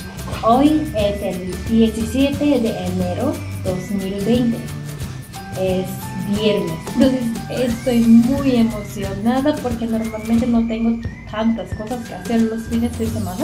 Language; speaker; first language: Spanish; non-native, fluent; Japanese